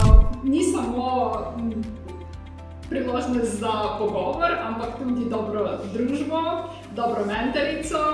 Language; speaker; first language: Slovenian; non-native, learner; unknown